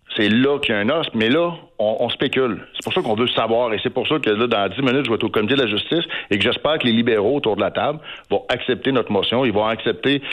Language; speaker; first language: French; native; French